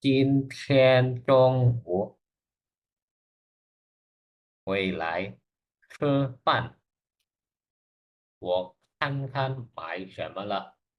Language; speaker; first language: Chinese; non-native, learner; Indonesian